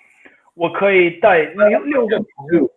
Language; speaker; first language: Chinese; non-native, fluent; Swedish